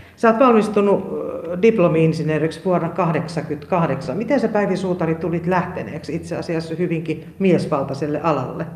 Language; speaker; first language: Finnish; native; Finnish